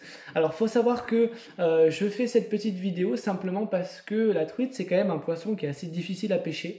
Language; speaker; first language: French; native; French